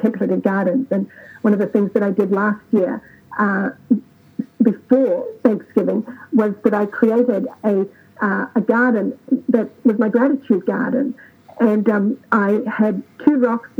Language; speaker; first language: English; native; English